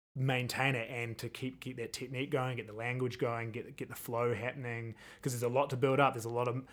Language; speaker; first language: English; native; English